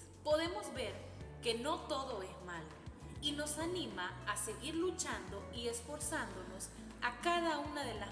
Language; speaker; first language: Spanish; native; Spanish